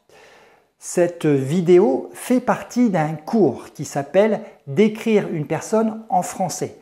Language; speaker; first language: French; native; French